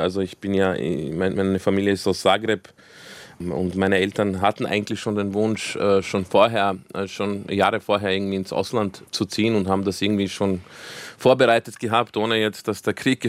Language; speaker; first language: German; early bilingual, other home language; Croatian